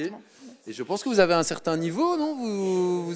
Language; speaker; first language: French; native; French